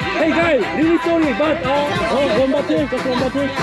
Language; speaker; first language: English; non-native, learner; Korean